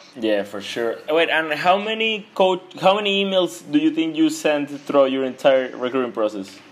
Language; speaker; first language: English; non-native, fluent; Spanish